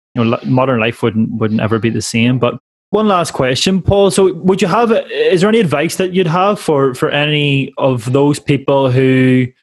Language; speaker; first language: English; native; English